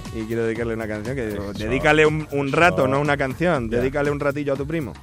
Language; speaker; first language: Catalan; early bilingual, other home language; Spanish